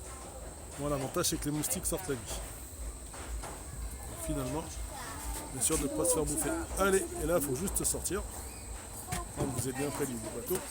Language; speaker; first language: French; native; French